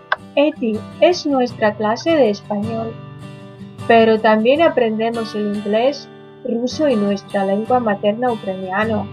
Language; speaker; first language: Spanish; non-native, learner; Ukrainian